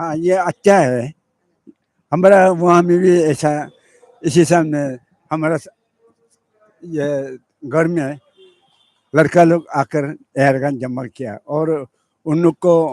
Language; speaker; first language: Hindi; non-native, local second language; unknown